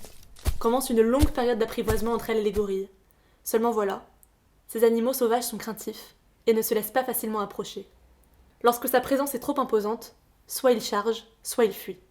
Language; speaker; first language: French; native; French